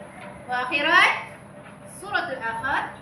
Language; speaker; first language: Arabic; non-native, learner; Malay